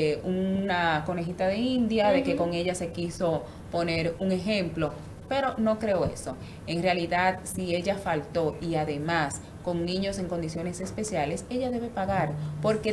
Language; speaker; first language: Spanish; native; Spanish